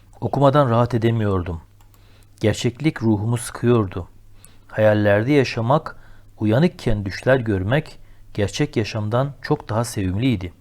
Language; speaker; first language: Turkish; native; Turkish